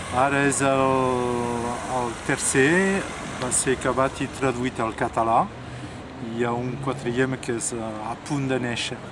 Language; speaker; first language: Catalan; non-native, local second language; French